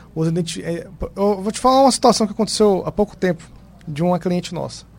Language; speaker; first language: Portuguese; native; Portuguese